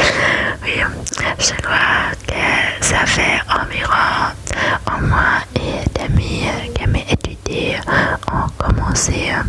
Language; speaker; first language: French; non-native, learner; German